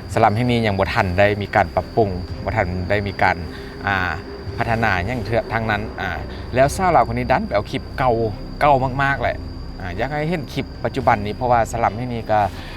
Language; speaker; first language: Thai; native; Thai